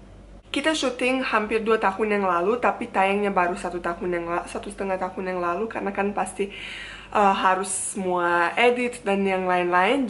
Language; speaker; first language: Indonesian; non-native, fluent; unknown